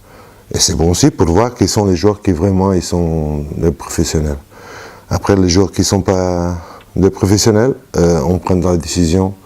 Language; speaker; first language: French; non-native, fluent; Portuguese